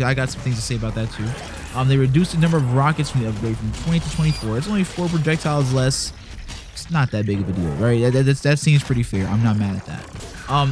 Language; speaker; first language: English; native; English